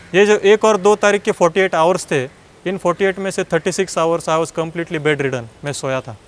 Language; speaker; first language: Hindi; non-native, local second language; Marathi